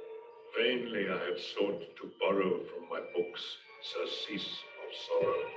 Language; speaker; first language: English; native; English